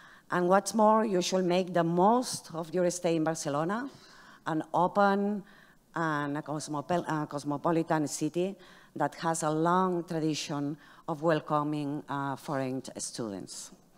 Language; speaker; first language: English; non-native, fluent; Catalan